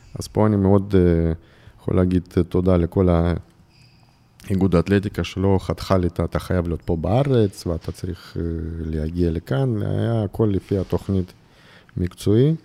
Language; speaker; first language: Hebrew; non-native, fluent; Russian